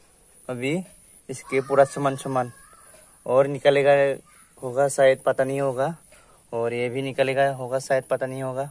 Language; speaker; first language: Hindi; non-native, local second language; Bodo